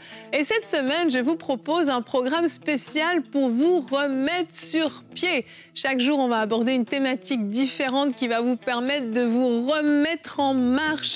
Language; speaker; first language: French; native; French